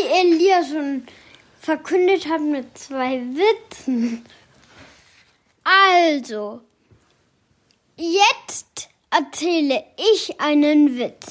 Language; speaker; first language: German; native; German